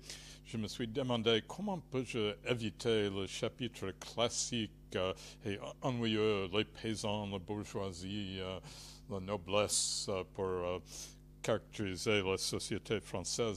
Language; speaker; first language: French; non-native, fluent; English